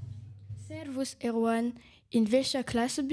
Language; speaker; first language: German; non-native, learner; French